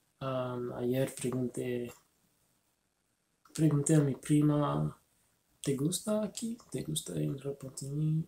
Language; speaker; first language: Spanish; non-native, learner; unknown